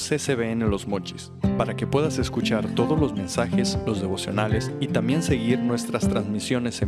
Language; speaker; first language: Spanish; native; Spanish